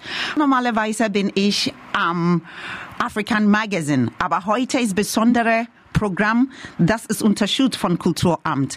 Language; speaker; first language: German; non-native, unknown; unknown